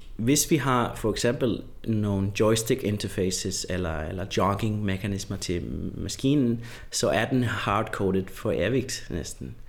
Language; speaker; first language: Danish; non-native, fluent; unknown